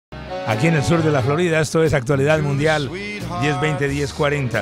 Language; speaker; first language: Spanish; native; Spanish